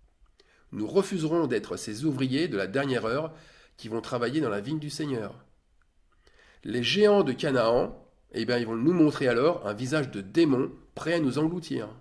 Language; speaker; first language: French; native; French